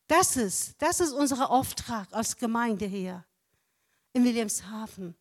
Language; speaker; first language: German; non-native, fluent; Persian